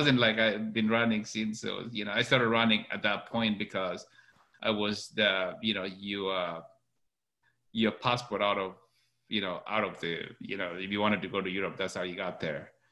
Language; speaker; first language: English; non-native, local second language; Kalenjin